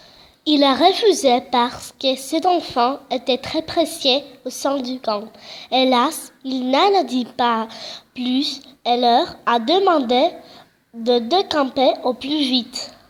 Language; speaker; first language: French; non-native, learner; Greek